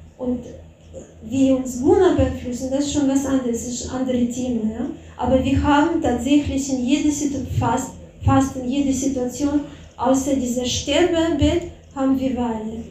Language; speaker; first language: German; non-native, fluent; Russian